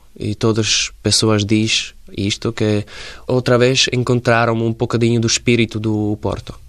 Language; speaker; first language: Portuguese; non-native, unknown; Slovak